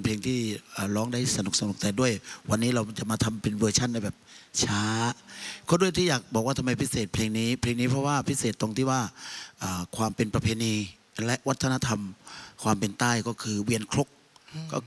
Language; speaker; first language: Thai; native; Thai